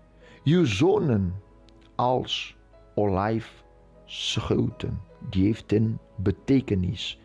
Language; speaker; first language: Dutch; non-native, fluent; Portuguese